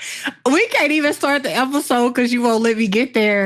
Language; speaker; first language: English; native; English